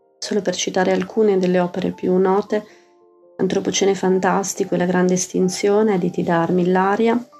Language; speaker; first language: Italian; native; Italian